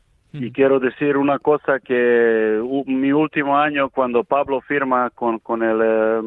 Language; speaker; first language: Spanish; non-native, learner; Serbian